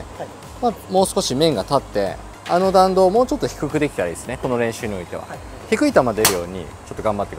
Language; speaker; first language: Japanese; native; Japanese